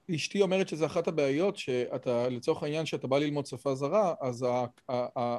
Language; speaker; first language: Hebrew; native; Hebrew